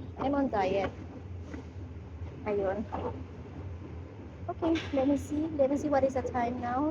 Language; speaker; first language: English; non-native, learner; Filipino